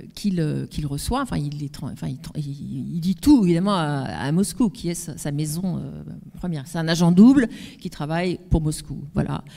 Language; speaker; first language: French; native; French